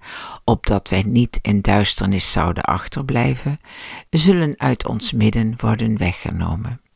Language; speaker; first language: Dutch; native; Dutch